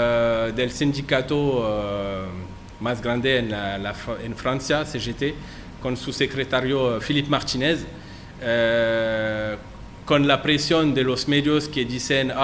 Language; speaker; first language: Spanish; non-native, learner; French